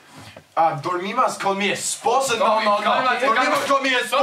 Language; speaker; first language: Spanish; non-native, learner; English